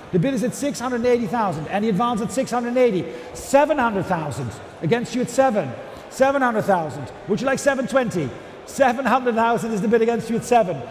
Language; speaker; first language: English; native; English